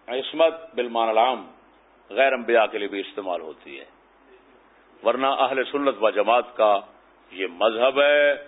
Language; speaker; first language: Urdu; native; Urdu